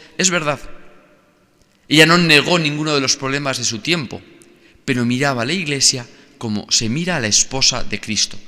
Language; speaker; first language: Spanish; native; Spanish